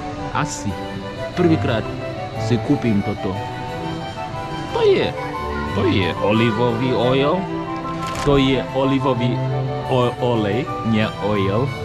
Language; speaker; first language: Slovak; non-native, learner; English